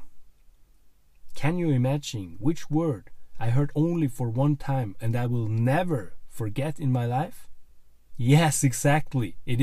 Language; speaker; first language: English; non-native, fluent; German